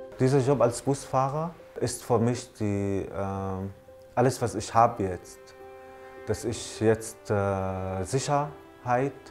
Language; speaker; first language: German; non-native, learner; Arabic